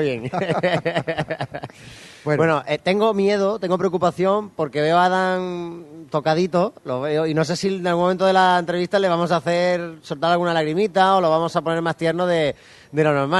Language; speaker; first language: Spanish; native; Spanish